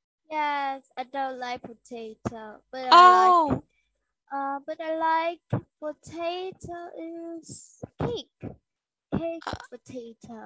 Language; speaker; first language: English; non-native, learner; Vietnamese